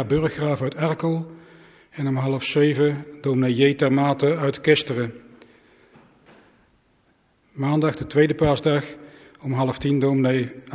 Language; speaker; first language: Dutch; native; Dutch